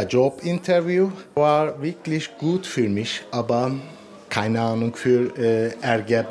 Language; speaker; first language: German; non-native, learner; Turkish